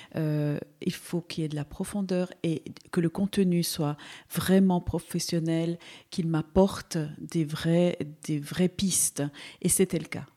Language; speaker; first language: French; native; French